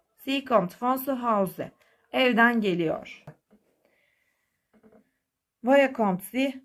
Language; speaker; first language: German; non-native, fluent; Turkish